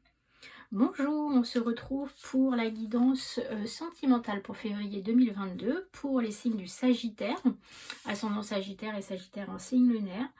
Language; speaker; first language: French; native; French